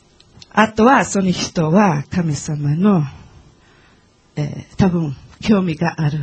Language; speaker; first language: Japanese; non-native, learner; Portuguese